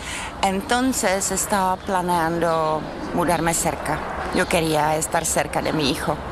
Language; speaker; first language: Spanish; non-native, learner; Czech